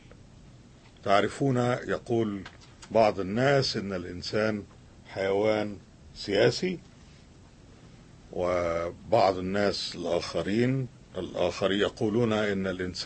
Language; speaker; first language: Arabic; native; Arabic